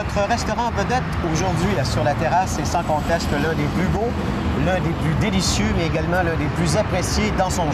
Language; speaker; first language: French; native; French